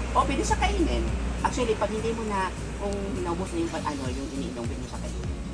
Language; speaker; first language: Filipino; non-native, local second language; Bikol